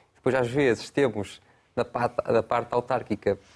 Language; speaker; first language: Portuguese; native; Portuguese